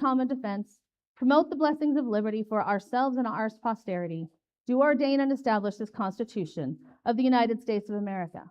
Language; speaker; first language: English; native; English